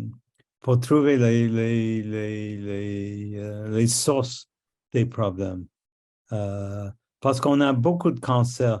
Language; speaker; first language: French; non-native, local second language; English